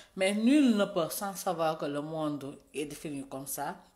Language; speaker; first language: French; non-native, local second language; Wolof